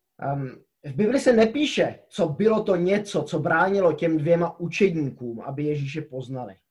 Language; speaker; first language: Czech; native; Czech